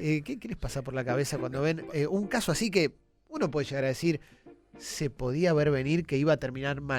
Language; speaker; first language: Spanish; native; Spanish